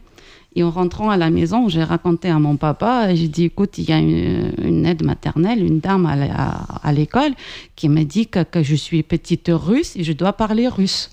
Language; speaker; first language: French; non-native, fluent; Ukrainian